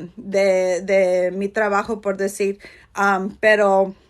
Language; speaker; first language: Spanish; early bilingual, heritage; Spanish